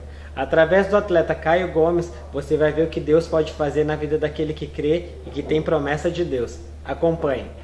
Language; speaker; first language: Portuguese; native; Portuguese